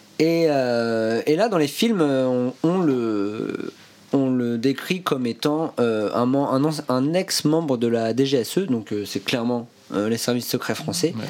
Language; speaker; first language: French; native; French